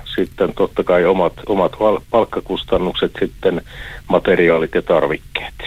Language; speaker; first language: Finnish; native; Finnish